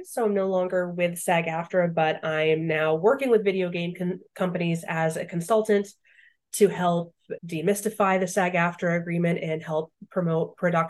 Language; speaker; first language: English; native; English